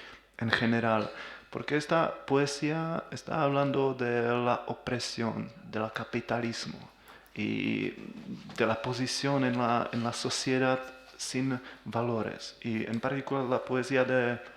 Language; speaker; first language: Spanish; non-native, learner; Czech